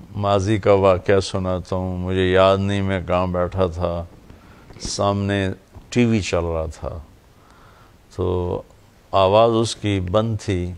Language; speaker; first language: Urdu; non-native, local second language; Punjabi